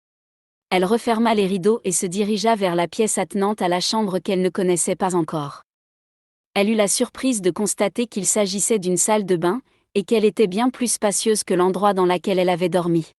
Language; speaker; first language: French; native; French